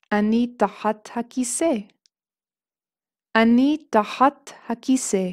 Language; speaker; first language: Hebrew; non-native, fluent; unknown